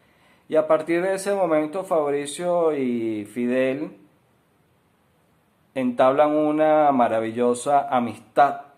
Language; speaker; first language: Spanish; native; Spanish